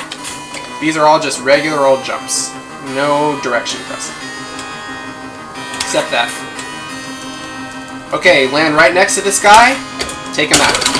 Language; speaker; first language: English; native; English